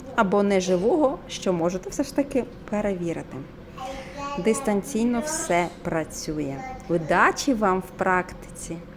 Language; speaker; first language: Ukrainian; non-native, local second language; Russian